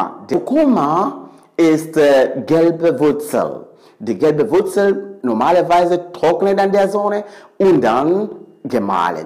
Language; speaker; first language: German; non-native, fluent; Swahili